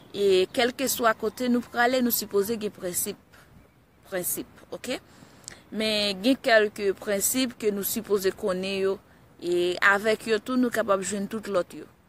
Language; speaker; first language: Haitian Creole; early bilingual, heritage; Haitian Creole